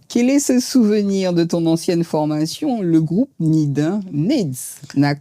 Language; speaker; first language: French; native; French